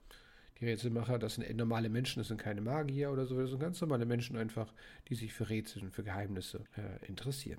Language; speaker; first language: German; native; German